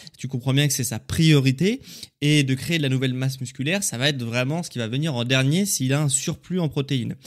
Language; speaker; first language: French; native; French